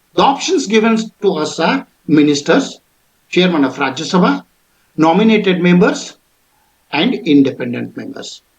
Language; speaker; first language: English; non-native, local second language; Kannada